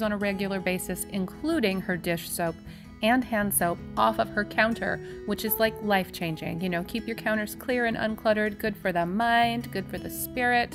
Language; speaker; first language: English; native; English